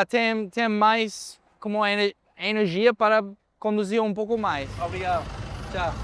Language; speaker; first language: Portuguese; non-native, learner; English